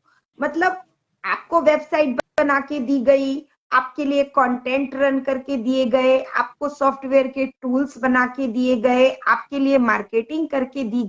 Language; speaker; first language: Hindi; native; Hindi